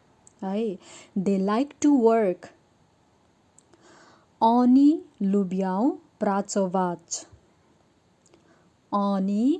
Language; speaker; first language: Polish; non-native, fluent; Nepali